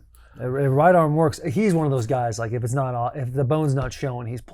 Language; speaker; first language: English; native; English